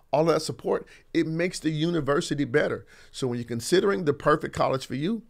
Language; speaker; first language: English; native; English